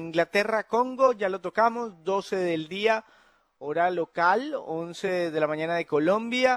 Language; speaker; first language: Spanish; native; Spanish